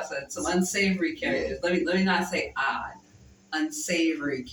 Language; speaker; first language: English; native; English